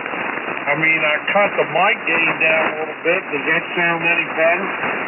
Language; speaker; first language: English; native; English